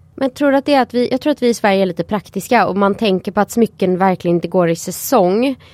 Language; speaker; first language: Swedish; native; Swedish